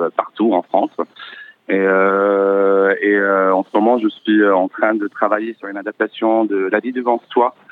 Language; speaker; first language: French; non-native, local second language; Arabic